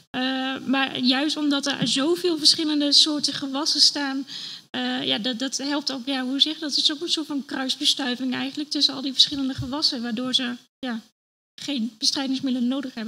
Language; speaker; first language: Dutch; native; Dutch